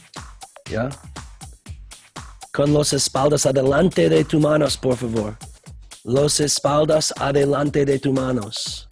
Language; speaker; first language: Spanish; non-native, learner; English